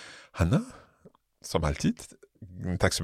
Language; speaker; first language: Swedish; non-native, learner; English